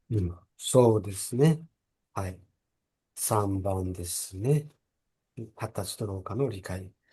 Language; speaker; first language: Japanese; non-native, fluent; Nepali